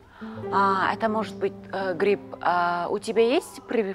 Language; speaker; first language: Russian; non-native, local second language; Kazakh